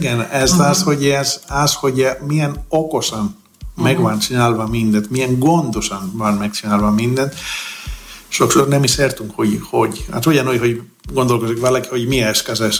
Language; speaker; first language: Hungarian; non-native, fluent; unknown